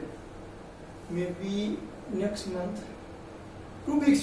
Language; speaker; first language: English; non-native, learner; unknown